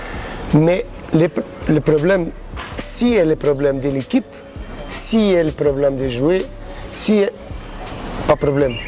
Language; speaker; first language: French; non-native, learner; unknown